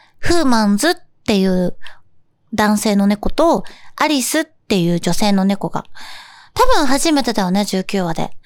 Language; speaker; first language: Japanese; native; Japanese